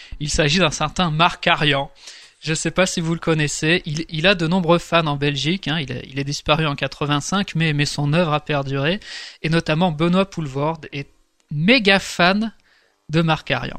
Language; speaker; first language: French; native; French